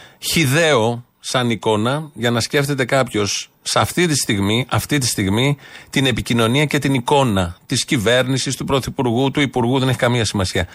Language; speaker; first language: Greek; native; Greek